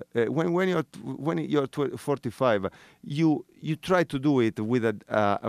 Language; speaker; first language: English; non-native, fluent; Italian